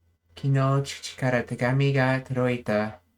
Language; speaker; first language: Japanese; non-native, learner; English